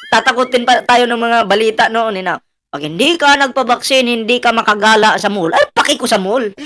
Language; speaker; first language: Filipino; non-native, local second language; Cebuano